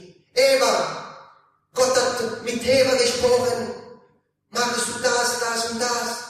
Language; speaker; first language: German; non-native, learner; Italian